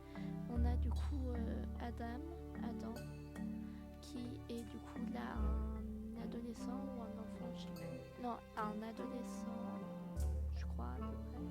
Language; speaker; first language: French; native; French